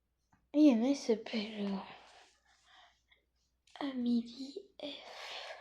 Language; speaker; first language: French; native; French